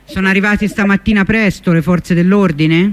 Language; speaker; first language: Italian; native; Italian